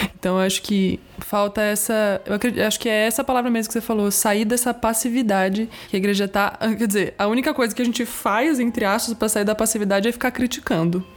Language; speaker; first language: Portuguese; native; Portuguese